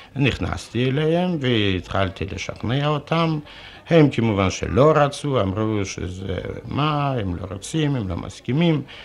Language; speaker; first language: Hebrew; non-native, fluent; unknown